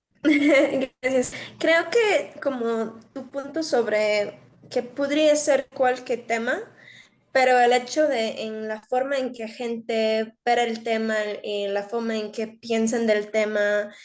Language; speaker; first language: Spanish; early bilingual, heritage; Spanish